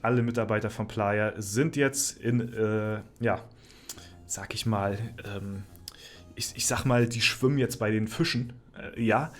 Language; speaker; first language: German; native; German